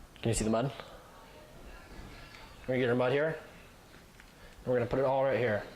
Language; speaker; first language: English; native; English